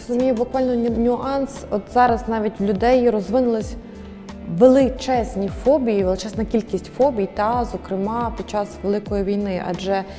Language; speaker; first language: Ukrainian; native; Ukrainian